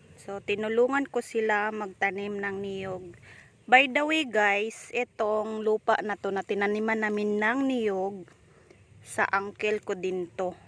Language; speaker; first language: Filipino; non-native, local second language; Cebuano